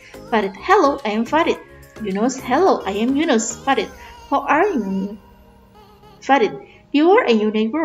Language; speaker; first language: English; non-native, fluent; Indonesian